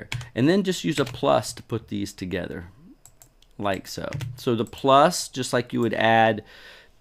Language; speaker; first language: English; native; English